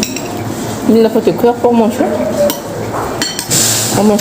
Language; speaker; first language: French; non-native, local second language; Malagasy